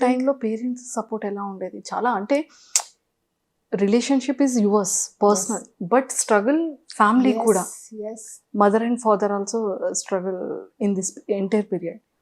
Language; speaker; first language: Telugu; native; Telugu